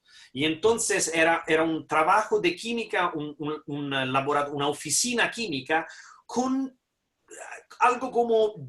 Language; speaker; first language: Spanish; non-native, fluent; Italian